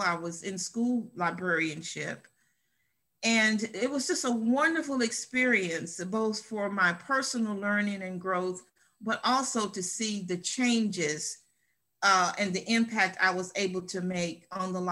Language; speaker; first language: English; native; English